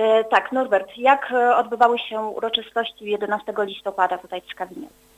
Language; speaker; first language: Polish; native; Polish